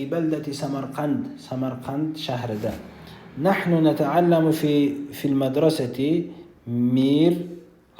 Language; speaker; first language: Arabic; non-native, fluent; Uzbek